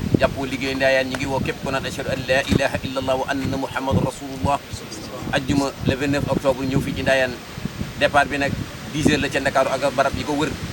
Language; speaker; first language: Wolof; native; Wolof